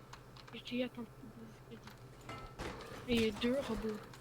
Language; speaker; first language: French; native; French